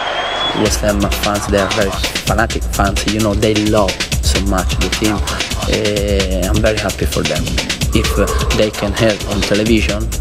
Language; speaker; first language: English; non-native, learner; Italian